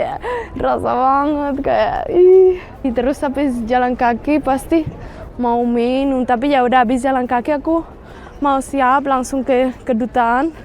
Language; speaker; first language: Indonesian; non-native, fluent; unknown